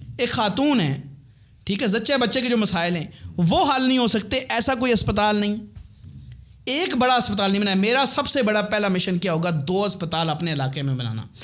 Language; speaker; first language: Urdu; non-native, local second language; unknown